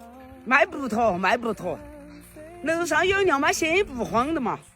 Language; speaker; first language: Chinese; native; Chinese